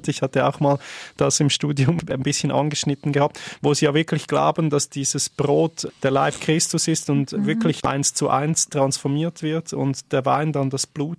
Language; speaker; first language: German; native; German